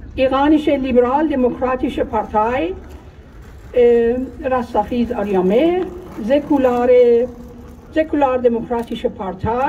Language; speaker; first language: German; non-native, fluent; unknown